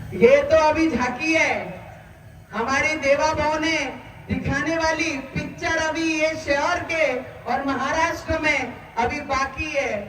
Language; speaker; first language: Hindi; non-native, local second language; Marathi